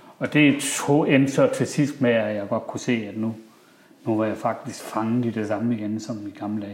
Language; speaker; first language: Danish; early bilingual, other home language; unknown